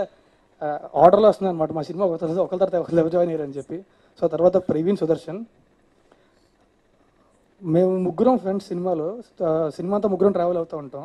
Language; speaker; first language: Telugu; native; Telugu